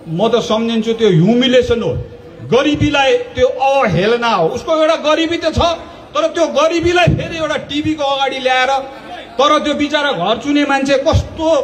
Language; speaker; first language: Nepali; native; Nepali